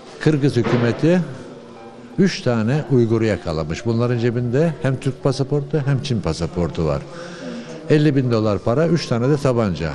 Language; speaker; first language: Turkish; early bilingual, other home language; Uyghur